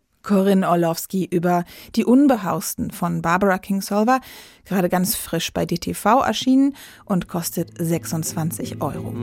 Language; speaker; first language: German; native; German